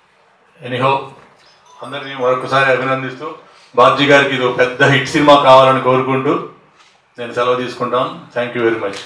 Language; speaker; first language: Telugu; native; Telugu